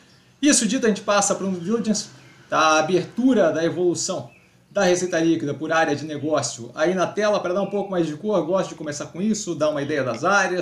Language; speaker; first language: Portuguese; native; Portuguese